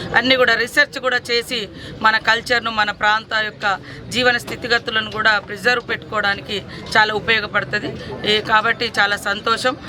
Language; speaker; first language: Telugu; native; Telugu